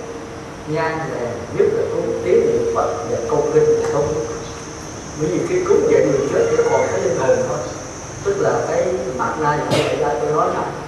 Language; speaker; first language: Vietnamese; native; Vietnamese